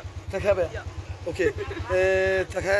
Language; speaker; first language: French; non-native, learner; Hindi